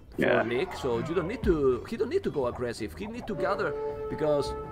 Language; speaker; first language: English; non-native, fluent; Spanish